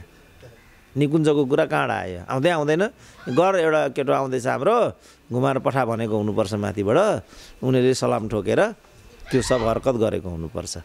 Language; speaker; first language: Nepali; native; Nepali